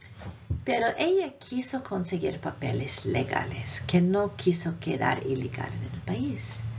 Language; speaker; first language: Spanish; non-native, fluent; English